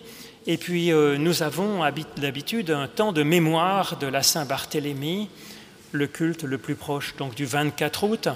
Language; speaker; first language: French; native; French